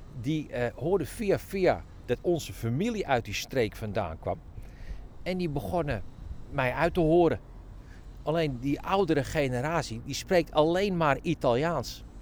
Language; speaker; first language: Dutch; native; Dutch